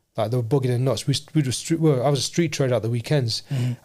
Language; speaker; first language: English; native; English